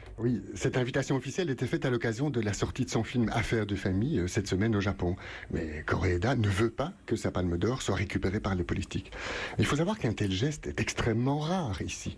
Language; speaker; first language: French; native; French